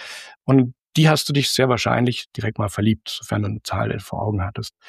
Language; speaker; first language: German; native; German